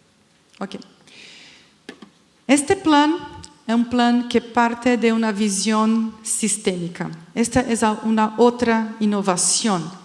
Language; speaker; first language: Spanish; non-native, fluent; Portuguese